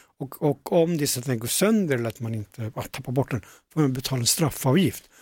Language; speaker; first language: Swedish; early bilingual, other home language; Punjabi